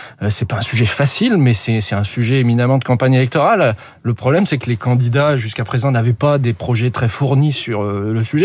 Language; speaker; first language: French; native; French